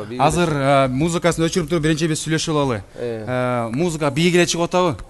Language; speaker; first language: Kyrgyz; native; Kyrgyz